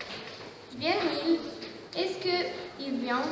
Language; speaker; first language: French; non-native, learner; Italian